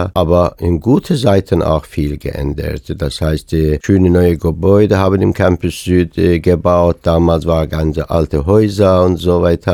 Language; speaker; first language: German; non-native, fluent; Persian